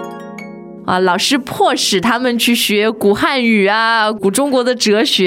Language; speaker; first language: Chinese; native; Chinese